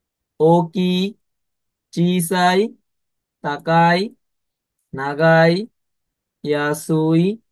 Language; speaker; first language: Japanese; non-native, fluent; Bangla